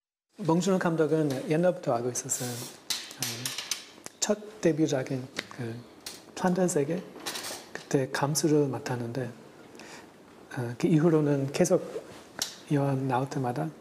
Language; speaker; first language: Korean; non-native, fluent; English